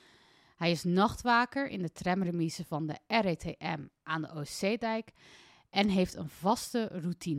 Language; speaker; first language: Dutch; native; Dutch